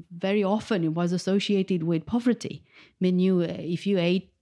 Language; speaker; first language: English; non-native, fluent; Romanian